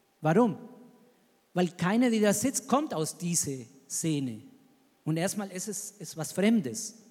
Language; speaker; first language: German; non-native, fluent; Spanish